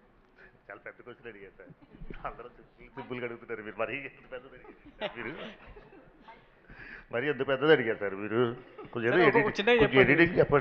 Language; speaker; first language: Telugu; native; Telugu